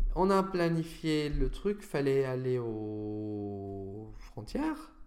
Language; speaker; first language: French; non-native, fluent; Arabic